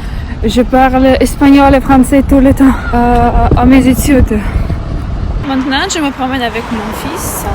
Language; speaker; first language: French; non-native, learner; Russian